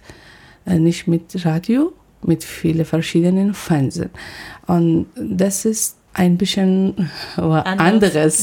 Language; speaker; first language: German; non-native, learner; Persian